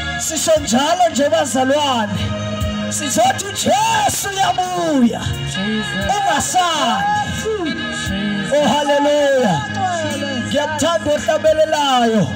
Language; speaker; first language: Zulu; native; Zulu